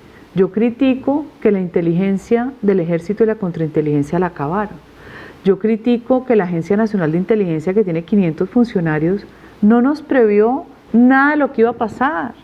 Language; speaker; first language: Spanish; native; Spanish